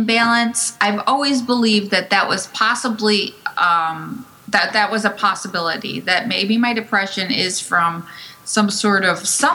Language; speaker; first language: English; native; English